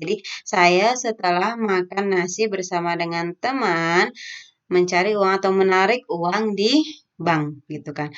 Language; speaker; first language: Indonesian; native; Indonesian